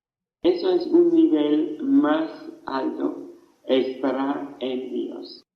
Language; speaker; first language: Spanish; non-native, fluent; German